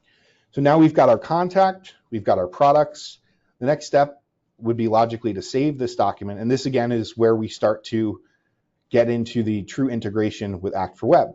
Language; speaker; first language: English; native; English